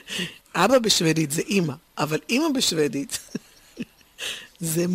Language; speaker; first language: Hebrew; native; Hebrew